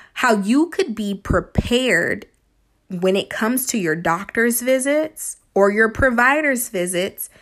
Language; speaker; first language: English; native; English